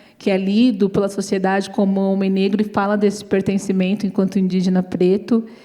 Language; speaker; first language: Portuguese; native; Portuguese